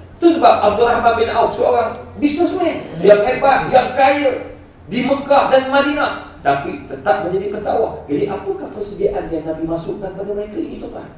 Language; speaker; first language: Malay; native; Malay